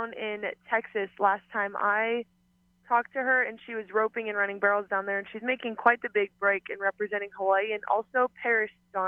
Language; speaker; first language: English; native; English